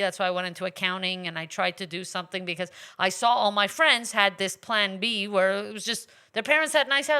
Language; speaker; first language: English; native; English